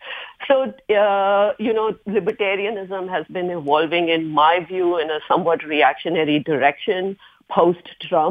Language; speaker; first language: English; non-native, local second language; Hindi